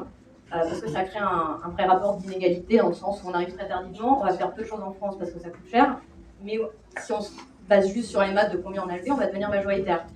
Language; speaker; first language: French; native; French